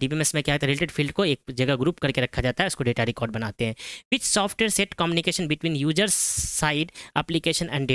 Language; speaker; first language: Hindi; native; Hindi